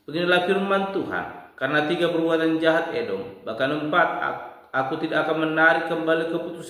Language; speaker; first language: Indonesian; native; Indonesian